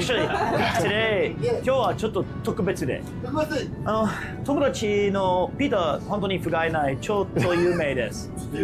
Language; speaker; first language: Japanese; non-native, learner; English